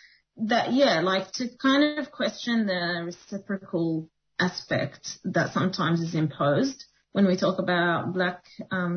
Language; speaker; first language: English; native; English